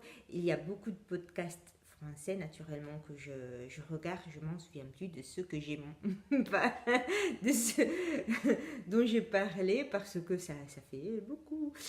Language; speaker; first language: French; non-native, fluent; Italian